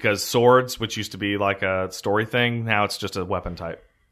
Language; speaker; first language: English; early bilingual, other home language; French